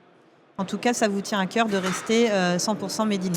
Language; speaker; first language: French; native; French